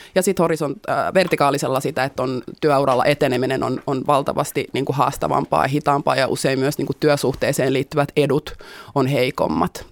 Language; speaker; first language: Finnish; native; Finnish